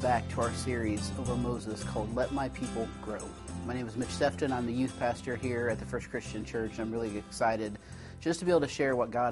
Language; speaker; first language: English; native; English